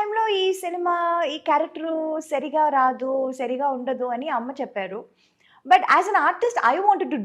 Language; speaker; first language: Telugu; non-native, local second language; Tamil